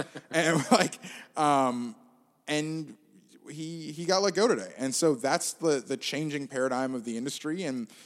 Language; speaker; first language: English; native; English